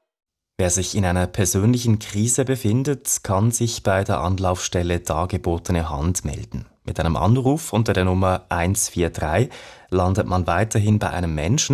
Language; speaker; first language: German; native; German